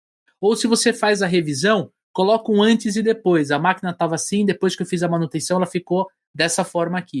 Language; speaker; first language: Portuguese; native; Portuguese